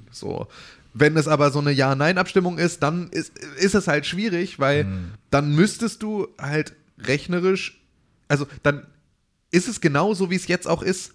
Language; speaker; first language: German; native; German